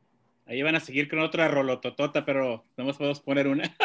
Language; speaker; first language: Spanish; native; Spanish